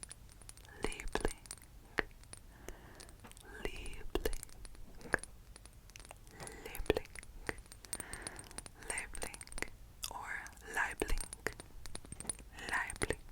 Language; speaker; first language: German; non-native, learner; English